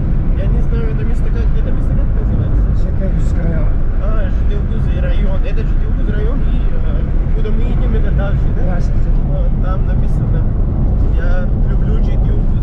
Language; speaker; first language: Russian; non-native, learner; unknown